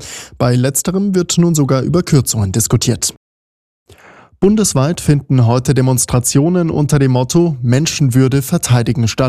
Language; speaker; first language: German; native; German